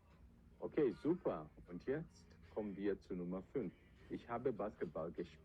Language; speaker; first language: German; non-native, fluent; English